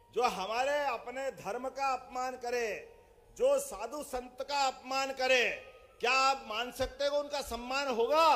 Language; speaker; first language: Hindi; native; Hindi